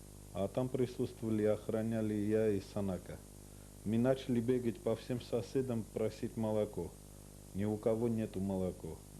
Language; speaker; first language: Russian; non-native, local second language; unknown